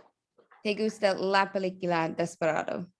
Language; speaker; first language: Spanish; non-native, learner; English